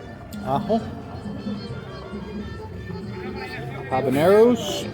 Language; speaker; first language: Spanish; non-native, learner; English